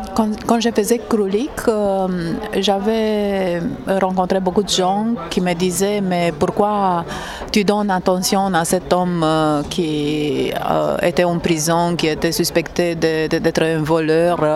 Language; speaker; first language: French; non-native, fluent; Romanian